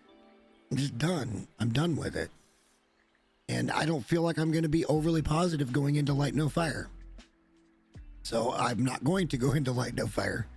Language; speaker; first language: English; native; English